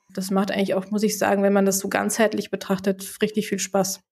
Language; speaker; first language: German; native; German